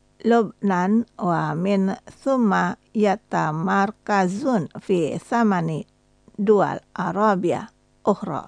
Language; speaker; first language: Arabic; non-native, fluent; Indonesian